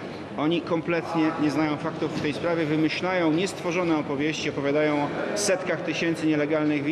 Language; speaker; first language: Polish; native; Polish